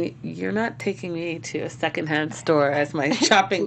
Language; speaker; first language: English; native; English